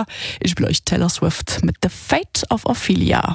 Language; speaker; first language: German; native; German